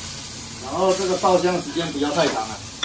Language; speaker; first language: Chinese; native; Chinese